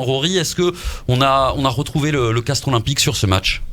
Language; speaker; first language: French; native; French